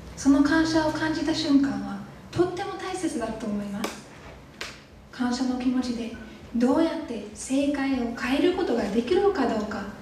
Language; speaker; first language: Japanese; non-native, learner; English